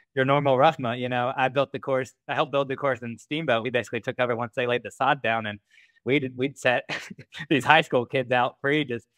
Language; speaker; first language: English; native; English